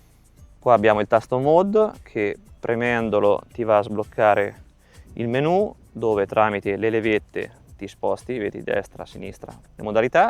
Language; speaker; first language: Italian; native; Italian